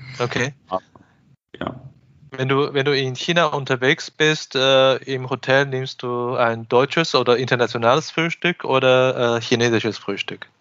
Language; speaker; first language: German; non-native, fluent; Chinese